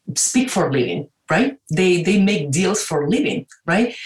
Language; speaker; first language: English; non-native, fluent; Spanish